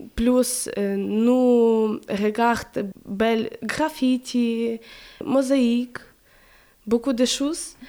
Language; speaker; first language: French; non-native, learner; Ukrainian